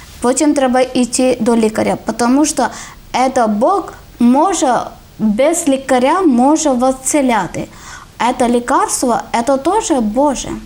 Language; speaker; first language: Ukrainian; non-native, learner; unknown